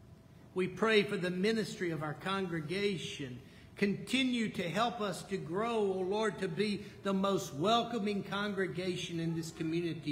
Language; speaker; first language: English; native; English